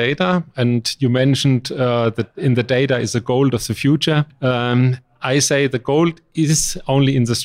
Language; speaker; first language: English; non-native, fluent; German